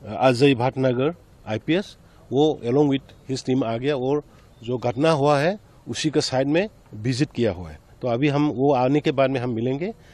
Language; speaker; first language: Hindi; non-native, local second language; Manipuri